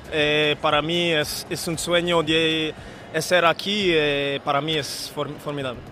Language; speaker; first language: Spanish; non-native, learner; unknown